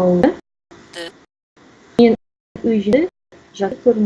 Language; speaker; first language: Kazakh; non-native, learner; Russian